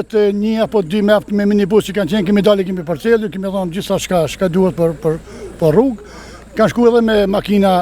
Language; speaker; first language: Albanian; native; Albanian